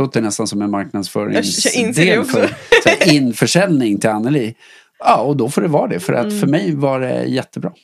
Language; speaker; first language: Swedish; native; Swedish